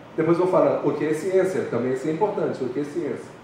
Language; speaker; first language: Portuguese; non-native, fluent; Persian